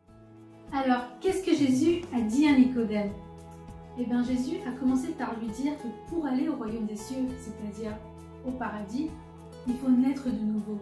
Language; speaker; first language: French; native; French